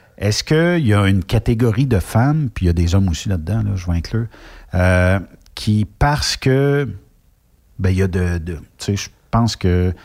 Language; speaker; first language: French; native; French